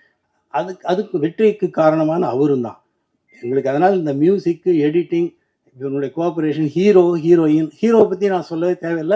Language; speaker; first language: Tamil; native; Tamil